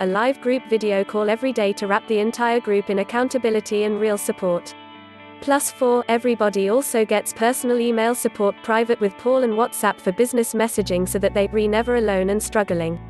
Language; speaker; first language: English; native; English